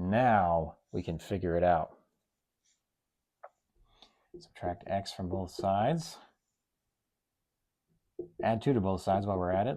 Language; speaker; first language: English; native; English